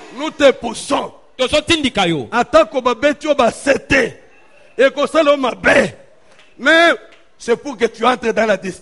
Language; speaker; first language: French; non-native, local second language; Lingala